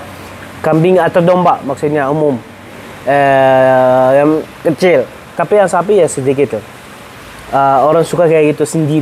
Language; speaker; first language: Indonesian; non-native, learner; Arabic